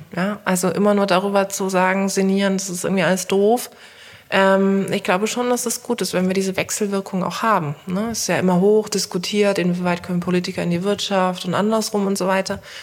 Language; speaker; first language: German; early bilingual, other home language; Turkish